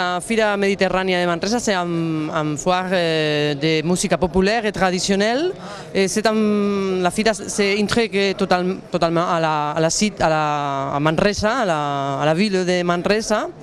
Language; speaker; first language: French; non-native, learner; Catalan